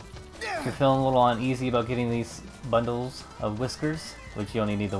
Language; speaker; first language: English; native; English